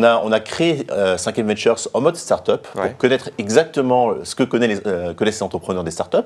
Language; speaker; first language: French; native; French